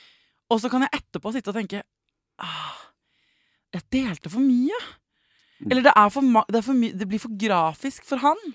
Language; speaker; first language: Norwegian; native; Norwegian